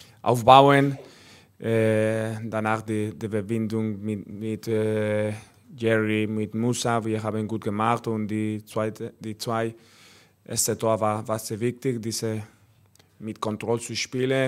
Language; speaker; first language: German; non-native, learner; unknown